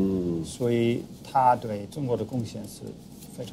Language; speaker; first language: Chinese; non-native, fluent; English